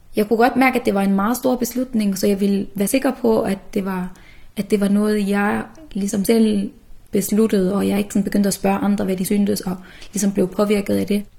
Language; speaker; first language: Danish; early bilingual, other home language; Arabic